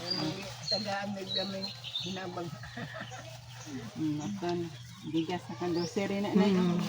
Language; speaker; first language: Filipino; non-native, local second language; Cebuano